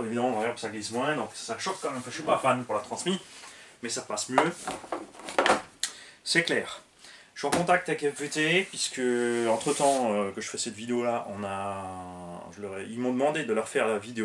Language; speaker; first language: French; native; French